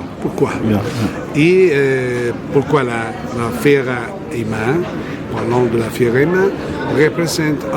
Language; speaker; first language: French; non-native, fluent; Italian